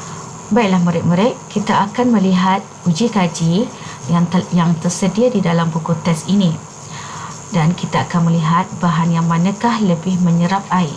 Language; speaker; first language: Malay; native; Malay